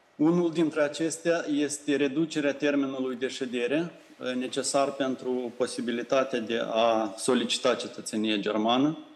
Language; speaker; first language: Romanian; native; Romanian